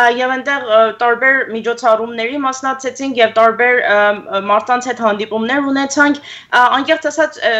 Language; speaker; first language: Armenian; early bilingual, heritage; Armenian